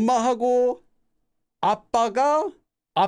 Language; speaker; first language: Korean; non-native, fluent; English